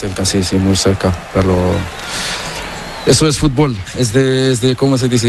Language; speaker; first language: Spanish; non-native, learner; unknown